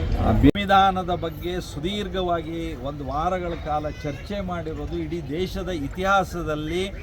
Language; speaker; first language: Kannada; native; Kannada